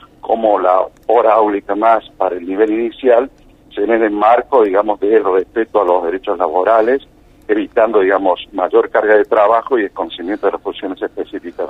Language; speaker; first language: Spanish; native; Spanish